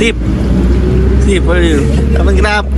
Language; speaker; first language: English; non-native, local second language; Filipino